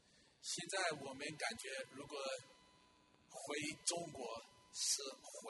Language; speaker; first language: Chinese; non-native, fluent; English